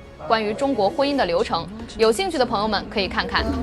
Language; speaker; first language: Chinese; native; Chinese